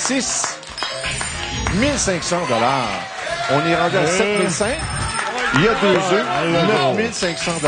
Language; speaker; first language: French; native; French